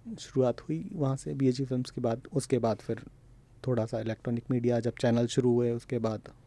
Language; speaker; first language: Hindi; native; Hindi